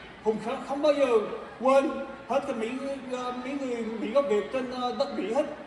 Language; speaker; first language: Vietnamese; early bilingual, heritage; Vietnamese